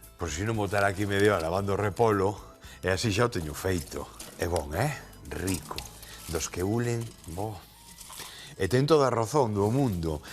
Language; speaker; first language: Galician; native; Galician